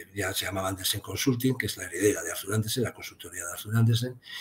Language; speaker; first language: Spanish; native; Spanish